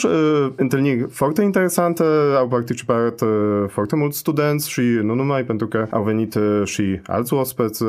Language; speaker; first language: Romanian; non-native, fluent; Polish